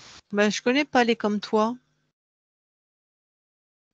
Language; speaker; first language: French; native; French